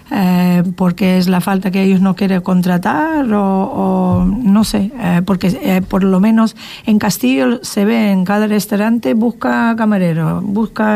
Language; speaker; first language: Spanish; non-native, fluent; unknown